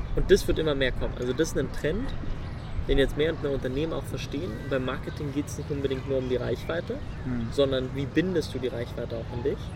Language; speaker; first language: German; early bilingual, other home language; Swedish